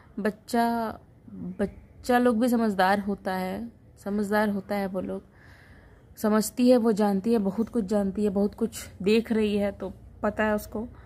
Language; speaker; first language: Hindi; native; Hindi